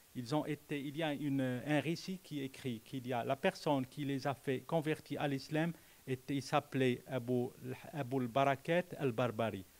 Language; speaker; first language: French; non-native, local second language; Arabic